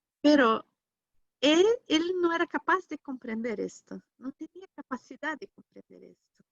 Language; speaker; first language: Spanish; non-native, learner; Portuguese